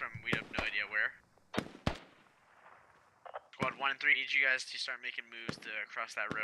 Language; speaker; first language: English; native; English